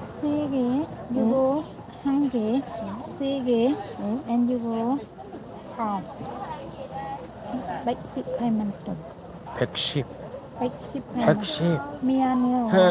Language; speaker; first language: Korean; non-native, learner; Vietnamese